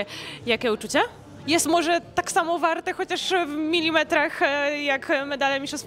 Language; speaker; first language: Polish; native; Polish